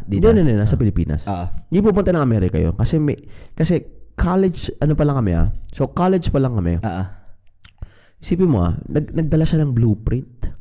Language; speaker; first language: Filipino; native; Filipino